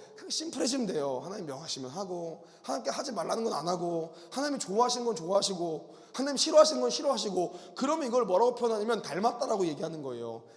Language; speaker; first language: Korean; native; Korean